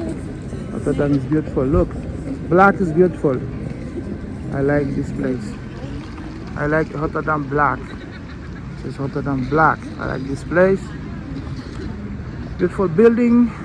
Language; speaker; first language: English; non-native, learner; Portuguese